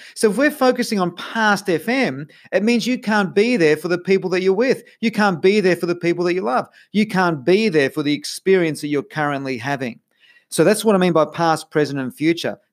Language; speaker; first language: English; native; English